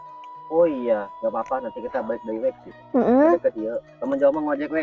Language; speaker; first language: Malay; non-native, local second language; Sundanese